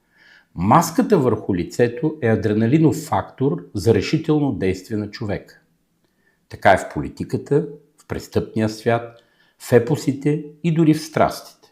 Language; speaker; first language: Bulgarian; native; Bulgarian